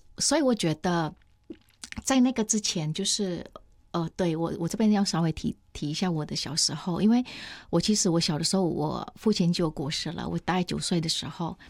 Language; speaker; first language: Chinese; non-native, fluent; Indonesian